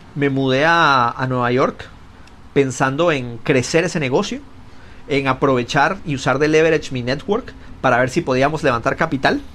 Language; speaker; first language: Spanish; native; Spanish